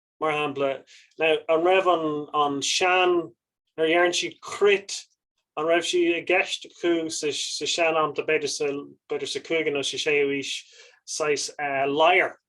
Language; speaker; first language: Irish; non-native, local second language; English